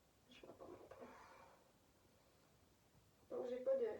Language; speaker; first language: French; native; French